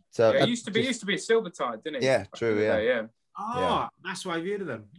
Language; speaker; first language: English; native; English